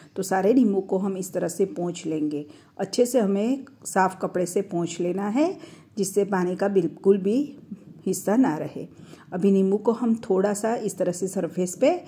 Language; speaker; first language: Hindi; non-native, local second language; Gujarati